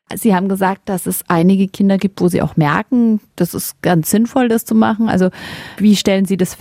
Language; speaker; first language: German; native; German